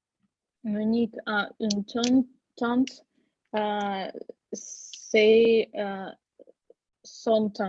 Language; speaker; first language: French; non-native, learner; Russian